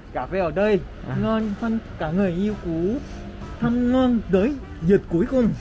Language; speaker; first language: Vietnamese; non-native, learner; Korean